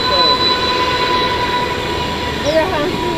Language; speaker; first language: Chinese; non-native, local second language; Amis